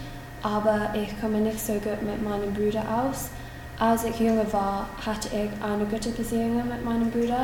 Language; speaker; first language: German; non-native, learner; English